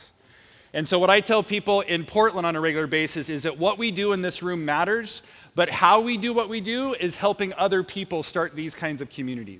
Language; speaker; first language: English; native; English